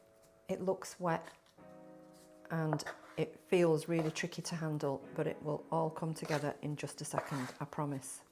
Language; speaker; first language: English; native; English